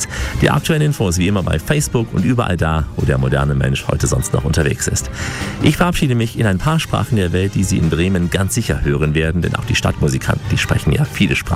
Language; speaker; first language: German; native; German